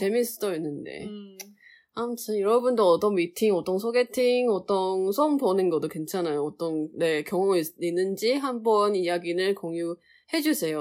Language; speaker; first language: Korean; non-native, learner; Chinese